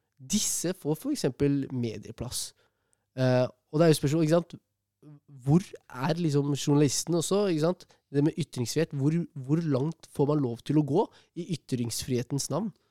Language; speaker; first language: Norwegian; early bilingual, other home language; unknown